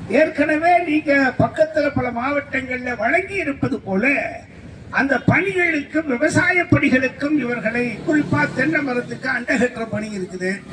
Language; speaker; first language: Tamil; native; Tamil